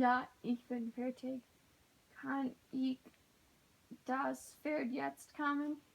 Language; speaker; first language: German; non-native, learner; English